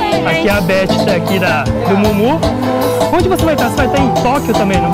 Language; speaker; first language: Portuguese; native; Portuguese